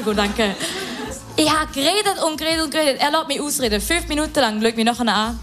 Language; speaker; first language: German; early bilingual, other home language; Tamil